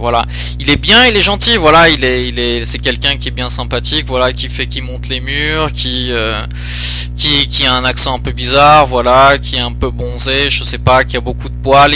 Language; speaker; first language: French; early bilingual, other home language; Portuguese